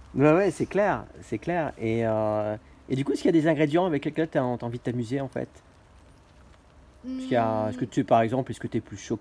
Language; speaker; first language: French; native; French